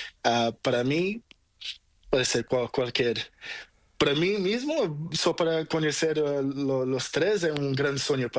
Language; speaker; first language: Spanish; non-native, learner; Portuguese